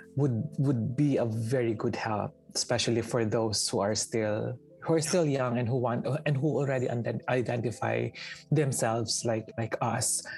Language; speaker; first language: English; non-native, local second language; Filipino